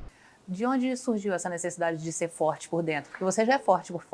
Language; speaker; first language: Portuguese; native; Portuguese